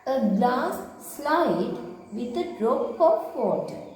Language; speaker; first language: English; non-native, local second language; Sinhala